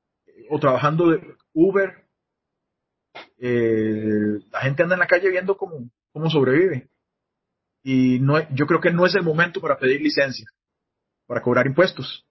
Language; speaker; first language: Spanish; native; Spanish